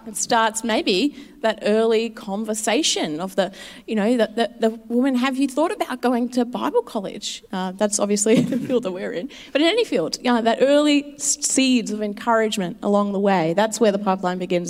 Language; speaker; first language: English; native; English